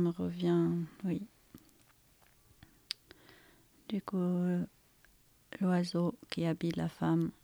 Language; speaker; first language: French; non-native, fluent; Romanian